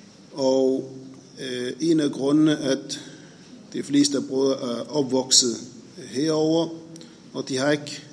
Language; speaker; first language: Danish; non-native, fluent; Arabic